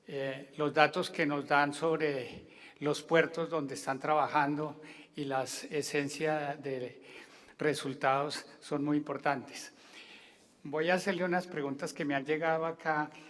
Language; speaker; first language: Spanish; native; Spanish